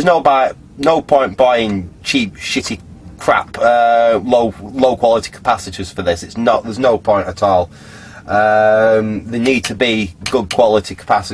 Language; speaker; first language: English; native; English